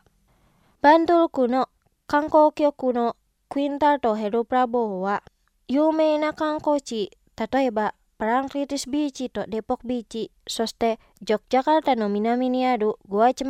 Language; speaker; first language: Japanese; non-native, fluent; Indonesian